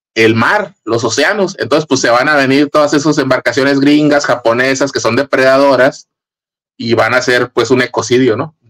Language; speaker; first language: Spanish; native; Spanish